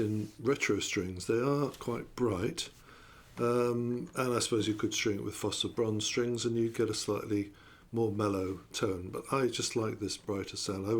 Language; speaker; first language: English; native; English